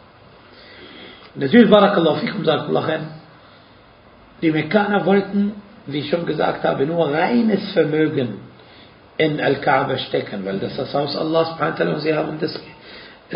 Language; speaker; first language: German; non-native, fluent; Arabic